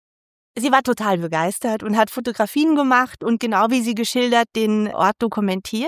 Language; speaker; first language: German; native; German